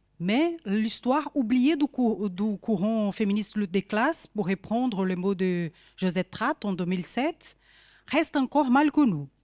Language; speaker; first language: French; non-native, fluent; Portuguese